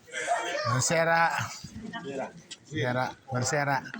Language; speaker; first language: Italian; non-native, learner; Filipino